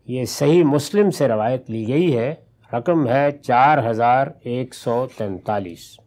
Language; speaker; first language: Urdu; non-native, local second language; Punjabi